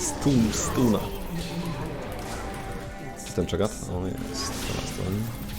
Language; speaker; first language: Polish; native; Polish